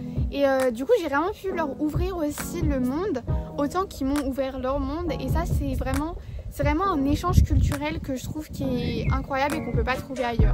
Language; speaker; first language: French; native; French